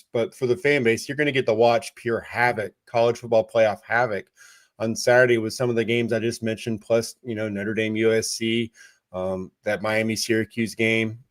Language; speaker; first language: English; native; English